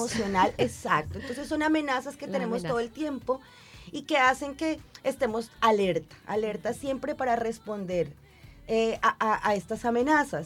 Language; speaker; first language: Spanish; native; Spanish